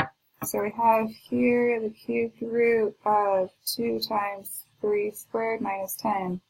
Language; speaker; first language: English; native; English